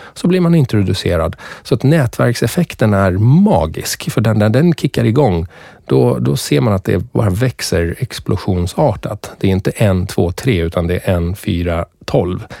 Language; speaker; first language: Swedish; early bilingual, other home language; Persian